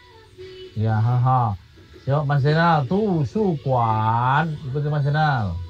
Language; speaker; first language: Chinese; non-native, learner; Indonesian